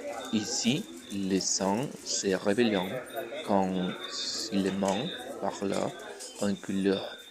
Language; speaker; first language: French; non-native, learner; Spanish